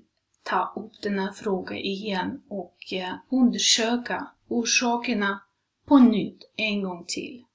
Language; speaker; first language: Swedish; non-native, fluent; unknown